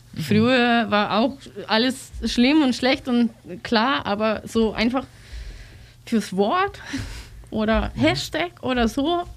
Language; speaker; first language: German; non-native, learner; Russian